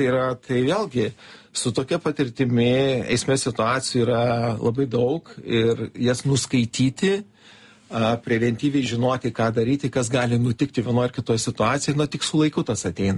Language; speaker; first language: Lithuanian; native; Lithuanian